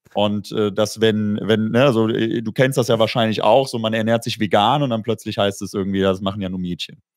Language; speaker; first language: German; native; German